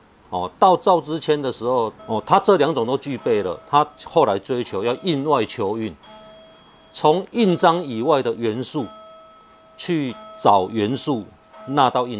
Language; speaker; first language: Chinese; non-native, local second language; Min Nan Chinese